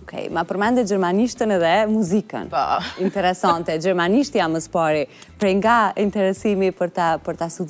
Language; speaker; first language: Albanian; native; Albanian